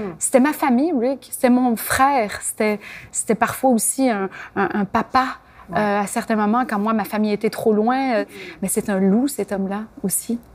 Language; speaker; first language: French; native; French